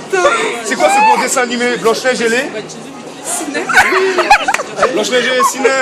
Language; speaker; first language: French; native; French